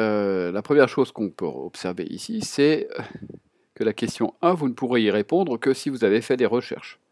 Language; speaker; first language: French; native; French